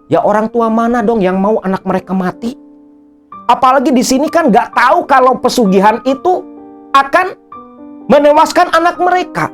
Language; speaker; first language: Indonesian; non-native, local second language; Sundanese